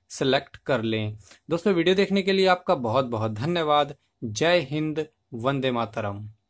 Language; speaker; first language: Hindi; native; Hindi